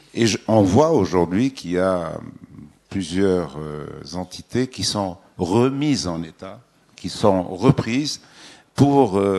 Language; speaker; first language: French; non-native, local second language; Arabic